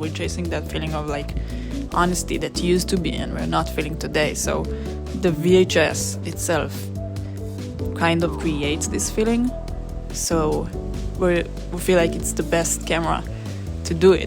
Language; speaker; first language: English; non-native, fluent; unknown